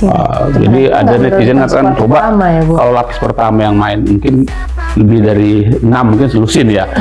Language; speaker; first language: Indonesian; native; Indonesian